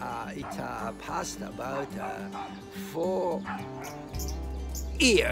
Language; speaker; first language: English; non-native, learner; Japanese